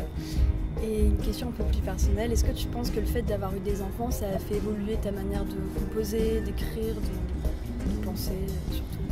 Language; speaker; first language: French; native; French